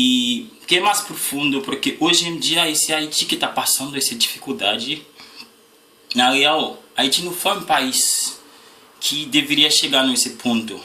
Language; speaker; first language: Portuguese; non-native, learner; Haitian Creole